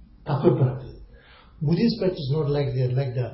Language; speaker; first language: Russian; non-native, learner; Tibetan